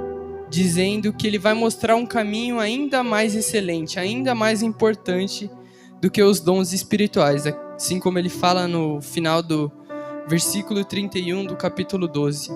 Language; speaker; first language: Portuguese; native; Portuguese